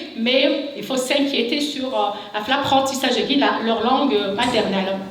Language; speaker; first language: French; non-native, local second language; Kabyle